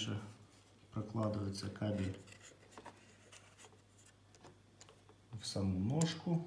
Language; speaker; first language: Russian; native; Russian